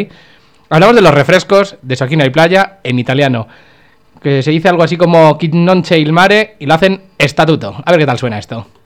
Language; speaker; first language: Spanish; native; Spanish